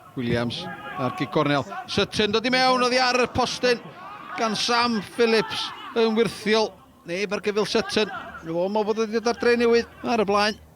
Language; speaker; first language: Welsh; native; Welsh